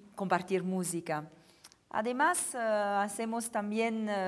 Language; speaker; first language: Spanish; non-native, fluent; French